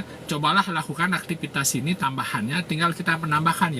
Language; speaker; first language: Indonesian; native; Indonesian